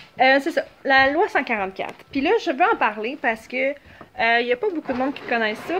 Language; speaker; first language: French; native; French